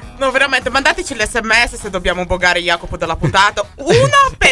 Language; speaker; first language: Italian; native; Italian